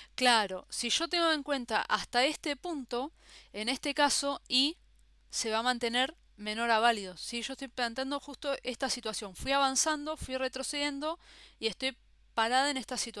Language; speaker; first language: Spanish; native; Spanish